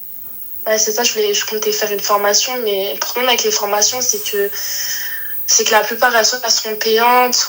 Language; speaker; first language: French; native; French